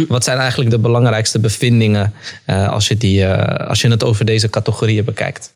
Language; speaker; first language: Dutch; early bilingual, other home language; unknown